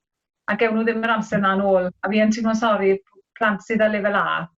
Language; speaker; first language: Welsh; native; Welsh